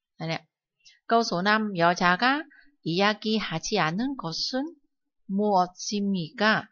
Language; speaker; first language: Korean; non-native, fluent; Vietnamese